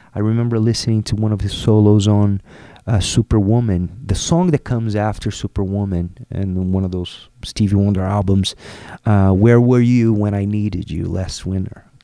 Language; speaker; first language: English; non-native, fluent; Portuguese